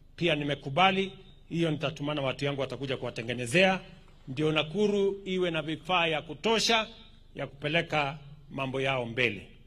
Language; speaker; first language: Swahili; non-native, local second language; Kalenjin